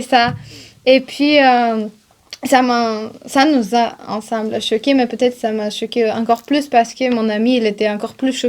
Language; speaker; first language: French; non-native, fluent; Bulgarian